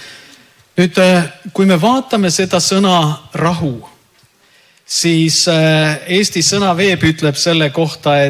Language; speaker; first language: Estonian; native; Estonian